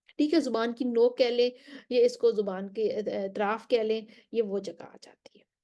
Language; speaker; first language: Urdu; native; Urdu